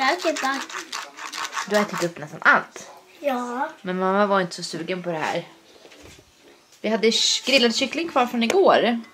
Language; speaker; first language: Swedish; native; Swedish